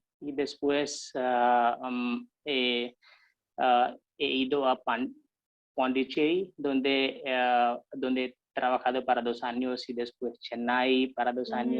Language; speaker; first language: Spanish; non-native, fluent; Hindi